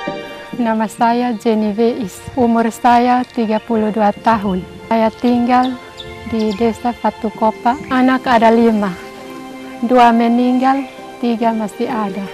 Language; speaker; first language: Indonesian; non-native, local second language; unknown